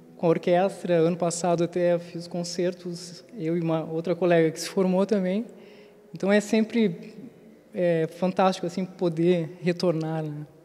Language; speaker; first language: Portuguese; native; Portuguese